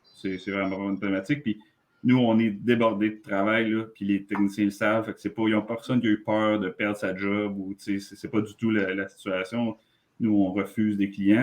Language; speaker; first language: French; native; French